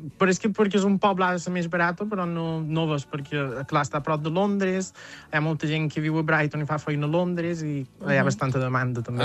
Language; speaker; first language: Catalan; native; Catalan